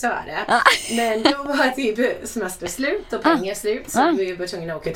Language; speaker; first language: Swedish; non-native, fluent; English